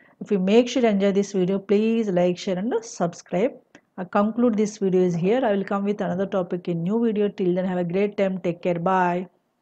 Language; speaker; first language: English; non-native, local second language; Telugu